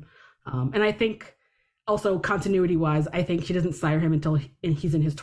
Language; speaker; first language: English; native; English